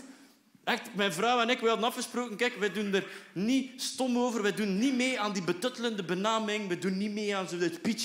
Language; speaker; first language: Dutch; native; Dutch